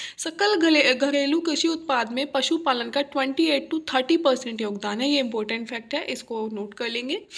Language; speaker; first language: Hindi; native; Hindi